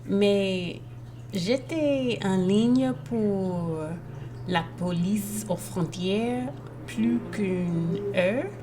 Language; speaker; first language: French; non-native, learner; English